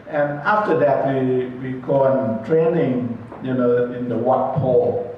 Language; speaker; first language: English; non-native, learner; Thai